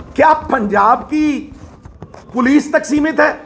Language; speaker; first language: Hindi; non-native, local second language; Punjabi